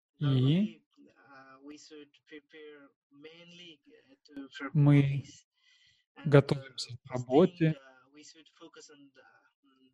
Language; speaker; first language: Russian; non-native, learner; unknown